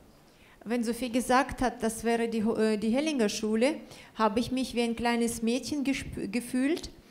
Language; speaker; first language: German; non-native, fluent; Russian